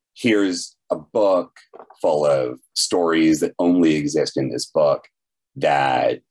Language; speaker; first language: English; native; English